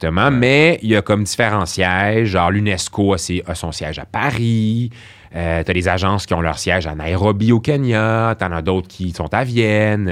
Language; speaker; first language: French; early bilingual, other home language; Arabic